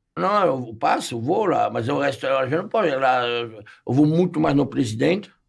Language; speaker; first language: Portuguese; non-native, fluent; French